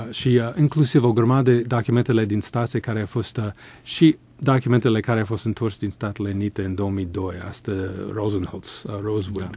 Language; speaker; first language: Romanian; non-native, fluent; English